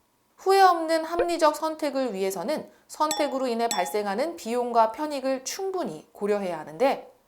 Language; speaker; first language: Korean; native; Korean